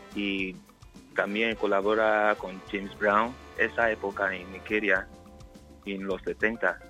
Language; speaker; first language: Spanish; non-native, learner; Yoruba